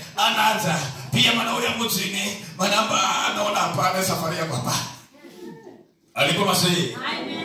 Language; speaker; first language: Swahili; non-native, local second language; Giryama